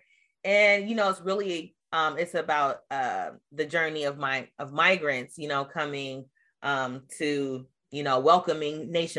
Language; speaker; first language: English; native; English